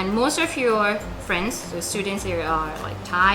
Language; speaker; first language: English; non-native, fluent; Japanese